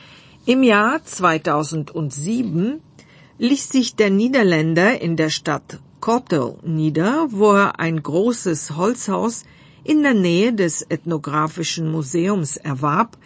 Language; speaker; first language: German; non-native, fluent; Bulgarian